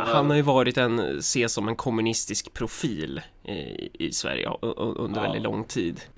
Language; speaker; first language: Swedish; native; Swedish